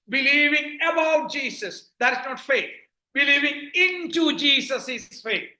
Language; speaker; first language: English; non-native, local second language; Malayalam